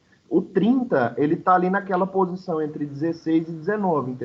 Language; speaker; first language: Portuguese; native; Portuguese